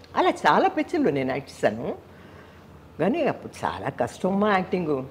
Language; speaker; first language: Telugu; native; Telugu